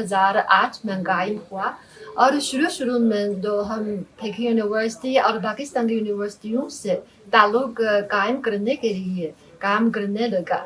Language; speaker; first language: Hindi; non-native, fluent; Chinese